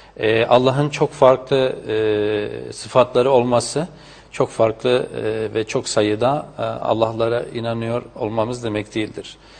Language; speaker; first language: Turkish; non-native, fluent; Spanish